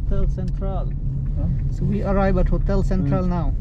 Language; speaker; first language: English; non-native, local second language; Filipino